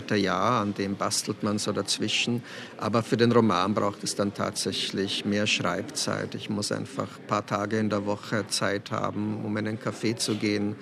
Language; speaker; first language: German; early bilingual, other home language; Czech